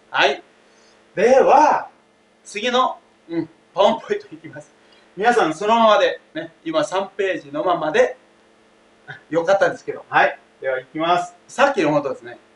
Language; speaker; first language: Japanese; non-native, fluent; Thai